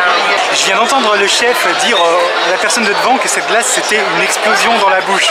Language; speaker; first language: French; native; French